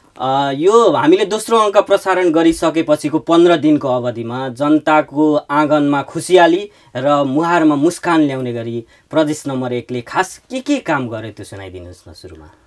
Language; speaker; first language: Nepali; native; Nepali